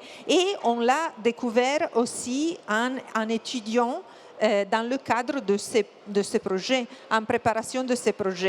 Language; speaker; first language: French; non-native, fluent; Italian